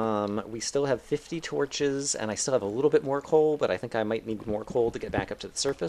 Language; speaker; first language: English; native; English